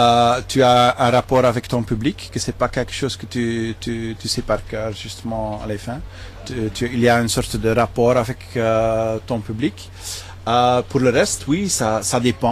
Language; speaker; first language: French; non-native, local second language; Dutch